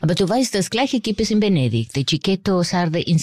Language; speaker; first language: German; non-native, fluent; Spanish